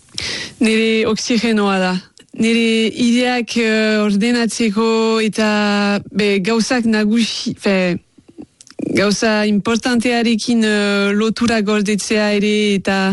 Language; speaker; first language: Basque; non-native, local second language; French